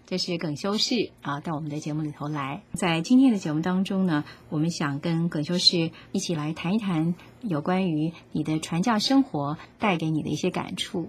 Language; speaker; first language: Chinese; native; Chinese